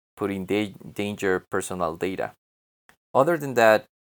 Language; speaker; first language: English; non-native, fluent; Spanish